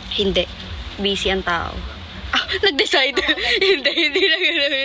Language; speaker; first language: Filipino; native; Filipino